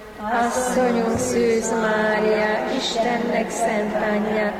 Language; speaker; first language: Hungarian; native; Hungarian